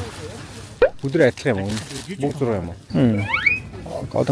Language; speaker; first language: Korean; non-native, learner; Mongolian